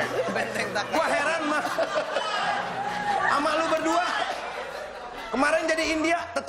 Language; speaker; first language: Indonesian; native; Indonesian